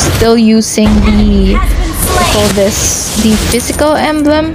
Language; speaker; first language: English; non-native, local second language; Filipino